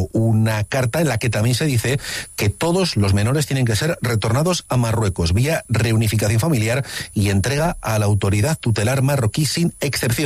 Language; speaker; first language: Spanish; native; Spanish